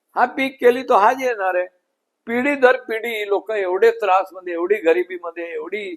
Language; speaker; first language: Marathi; non-native, local second language; Gujarati